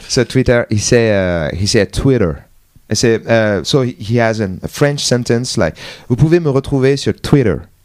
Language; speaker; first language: English; non-native, fluent; French